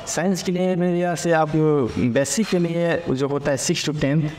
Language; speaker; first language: Hindi; native; Hindi